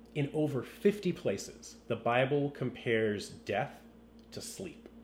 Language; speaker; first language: English; native; English